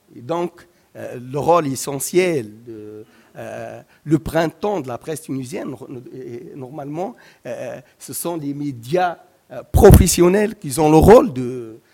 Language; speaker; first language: French; non-native, local second language; Arabic